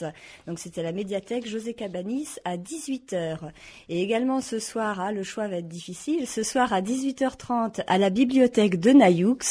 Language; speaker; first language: French; native; French